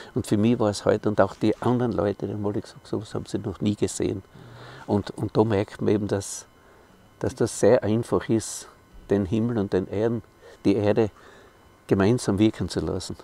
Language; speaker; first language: German; native; German